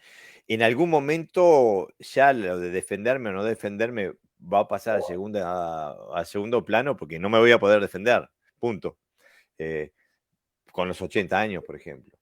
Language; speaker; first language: Spanish; native; Spanish